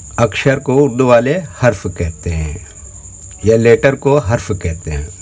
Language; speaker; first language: Hindi; native; Hindi